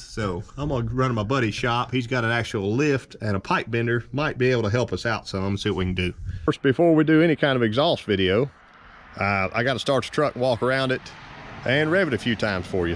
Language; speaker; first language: English; native; English